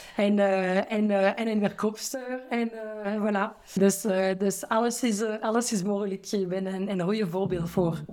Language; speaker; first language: Dutch; non-native, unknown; French